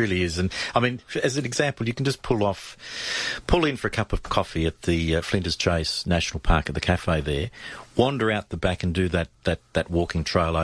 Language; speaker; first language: English; native; English